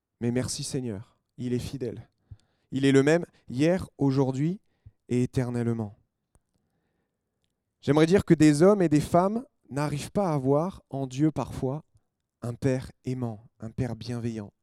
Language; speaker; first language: French; native; French